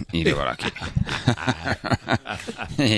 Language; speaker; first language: Hungarian; native; Hungarian